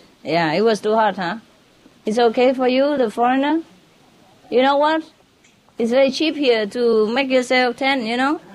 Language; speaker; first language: English; non-native, fluent; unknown